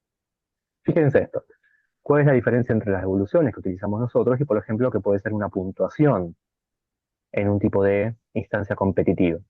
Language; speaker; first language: Spanish; native; Spanish